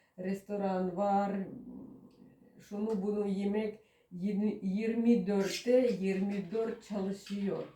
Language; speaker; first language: Turkish; non-native, learner; Russian